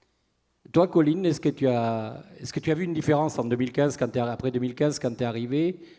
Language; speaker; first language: French; native; French